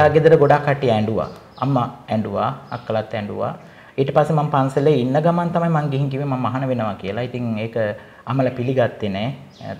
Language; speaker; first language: Sinhala; non-native, local second language; Tamil